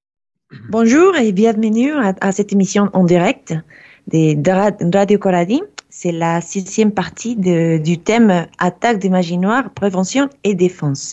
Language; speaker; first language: French; non-native, fluent; Spanish